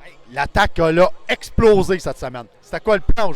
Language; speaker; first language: French; native; French